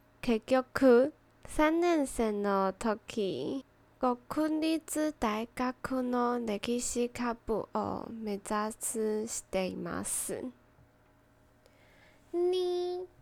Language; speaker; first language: Japanese; non-native, learner; Chinese